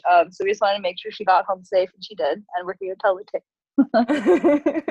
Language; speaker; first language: English; early bilingual, other home language; Urdu